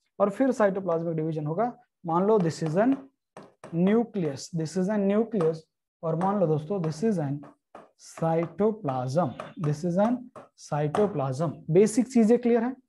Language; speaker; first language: Hindi; non-native, local second language; Marathi